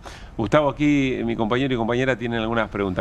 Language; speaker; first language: Spanish; native; Spanish